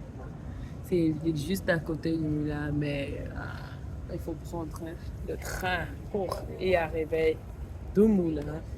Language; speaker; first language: French; non-native, fluent; English